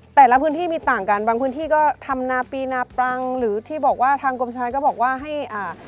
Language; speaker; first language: Thai; native; Thai